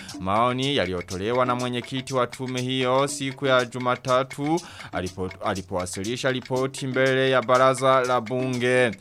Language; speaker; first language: Swahili; non-native, local second language; Rundi